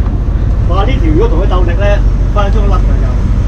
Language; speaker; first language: Chinese; native; Chinese